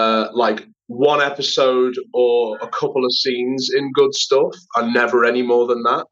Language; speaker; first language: English; native; English